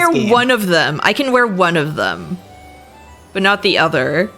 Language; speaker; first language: English; native; English